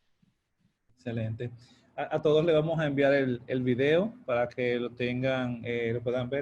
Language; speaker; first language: Spanish; native; Spanish